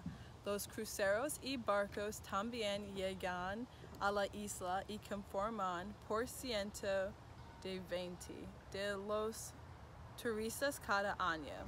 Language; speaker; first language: Spanish; non-native, learner; English